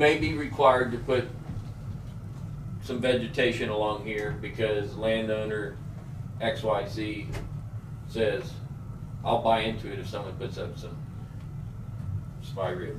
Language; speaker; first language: English; native; English